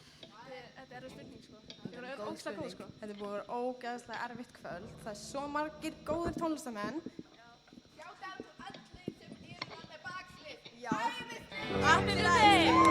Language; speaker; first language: Icelandic; native; Icelandic